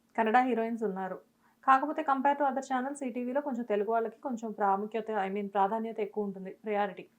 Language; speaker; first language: Telugu; native; Telugu